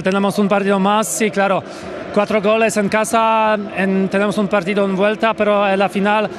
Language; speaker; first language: Spanish; non-native, fluent; Polish